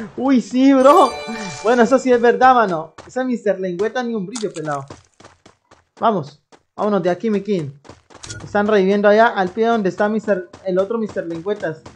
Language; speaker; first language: Spanish; native; Spanish